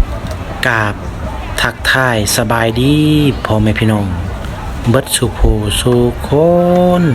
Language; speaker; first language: Thai; non-native, local second language; Lao